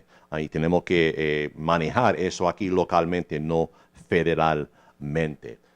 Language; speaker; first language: Spanish; early bilingual, heritage; English